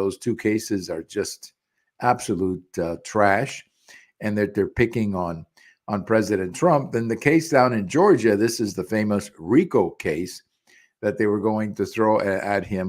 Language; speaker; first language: English; early bilingual, other home language; Spanish